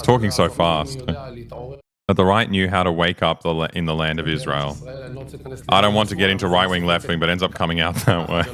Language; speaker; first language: English; native; English